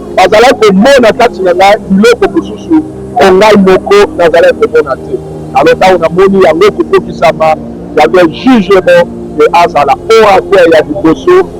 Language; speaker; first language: Lingala; native; Lingala